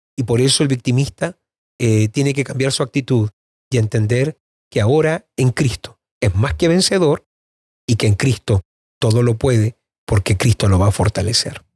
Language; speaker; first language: Spanish; native; Spanish